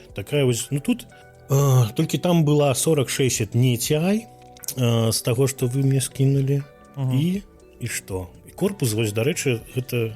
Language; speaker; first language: Belarusian; non-native, local second language; Russian